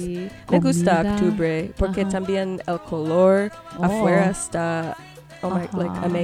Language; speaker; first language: Spanish; non-native, learner; English